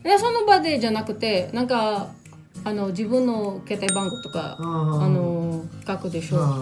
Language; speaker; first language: Japanese; non-native, local second language; Filipino